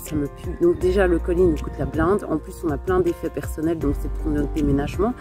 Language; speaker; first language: French; native; French